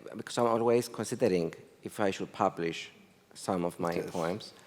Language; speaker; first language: English; non-native, fluent; Greek